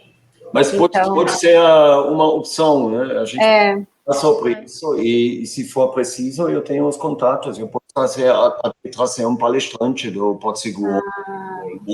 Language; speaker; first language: Portuguese; non-native, fluent; German